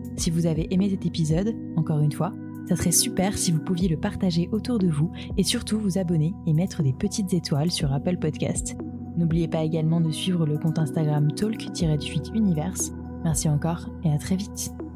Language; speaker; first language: French; native; French